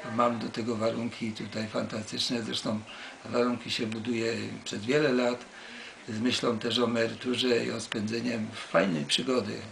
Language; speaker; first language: Polish; native; Polish